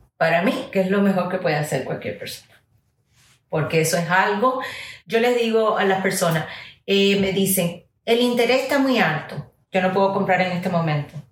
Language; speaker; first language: Spanish; early bilingual, heritage; Spanish